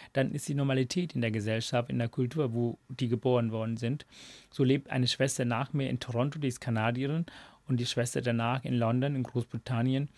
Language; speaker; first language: German; non-native, fluent; Tamil